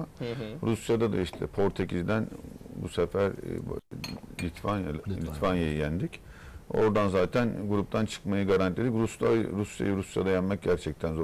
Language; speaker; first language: Turkish; native; Turkish